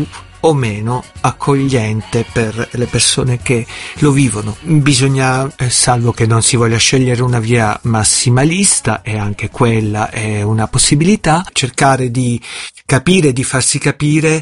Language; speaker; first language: Italian; native; Italian